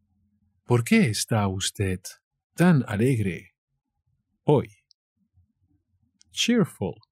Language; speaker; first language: Spanish; native; Spanish